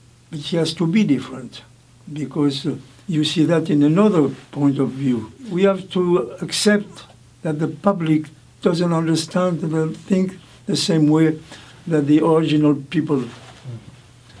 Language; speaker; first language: English; non-native, fluent; French